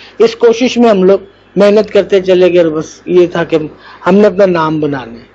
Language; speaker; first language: Urdu; non-native, local second language; Punjabi